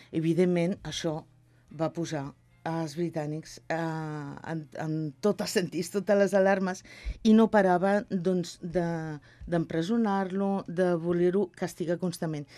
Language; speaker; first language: Catalan; non-native, local second language; Spanish